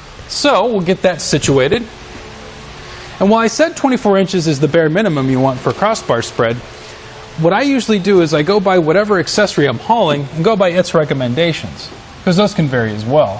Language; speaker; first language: English; native; English